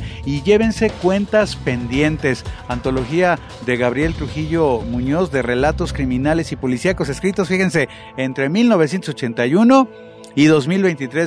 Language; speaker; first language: Spanish; native; Spanish